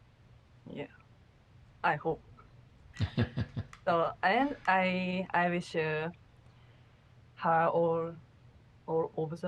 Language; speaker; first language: English; non-native, learner; Japanese